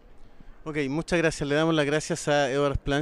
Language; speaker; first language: Spanish; native; Spanish